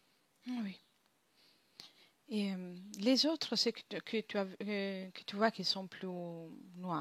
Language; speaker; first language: French; non-native, fluent; Italian